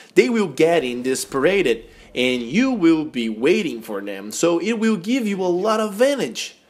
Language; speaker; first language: English; non-native, fluent; Portuguese